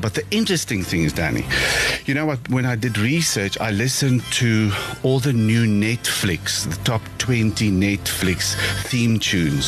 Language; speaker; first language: English; non-native, local second language; Afrikaans